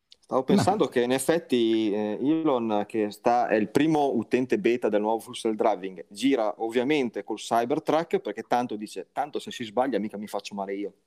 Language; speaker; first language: Italian; native; Italian